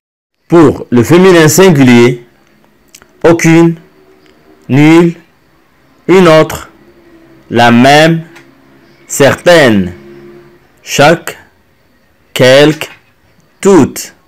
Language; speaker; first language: French; non-native, local second language; Arabic